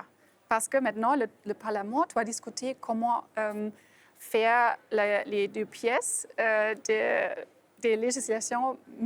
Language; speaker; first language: French; non-native, fluent; German